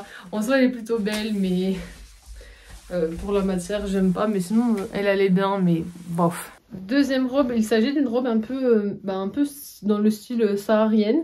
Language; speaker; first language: French; native; French